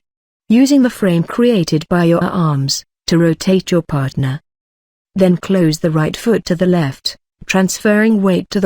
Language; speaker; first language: English; native; English